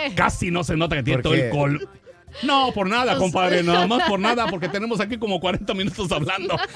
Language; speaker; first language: Spanish; native; Spanish